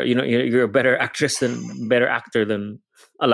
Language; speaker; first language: English; non-native, local second language; Cebuano